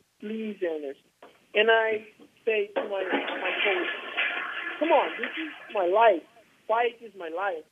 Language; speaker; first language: English; non-native, learner; Portuguese